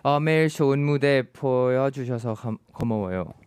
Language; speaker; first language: Korean; non-native, fluent; Thai